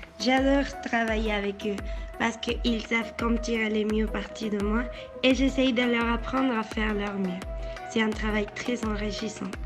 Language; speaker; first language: French; non-native, learner; Spanish